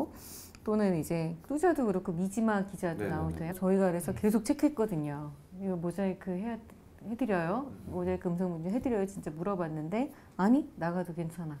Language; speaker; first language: Korean; native; Korean